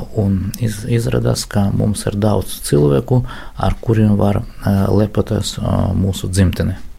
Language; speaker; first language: Latvian; non-native, local second language; Russian